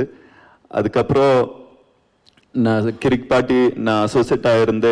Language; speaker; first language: Tamil; non-native, learner; Kannada